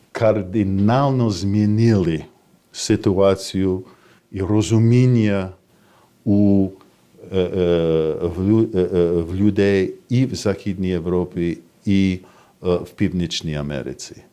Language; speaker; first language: Ukrainian; non-native, fluent; English